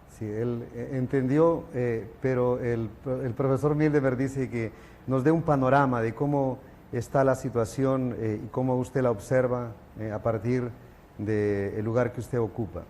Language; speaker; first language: Spanish; non-native, fluent; Portuguese